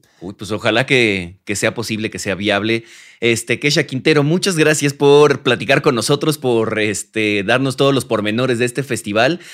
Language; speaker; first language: Spanish; native; Spanish